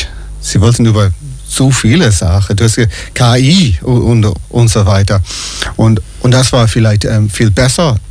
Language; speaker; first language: German; non-native, fluent; English